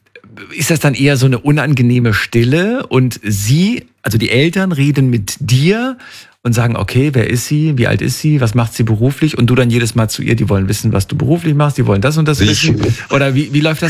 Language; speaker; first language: German; native; German